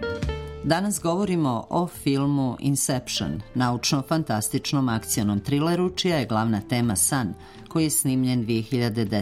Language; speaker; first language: Croatian; native; Croatian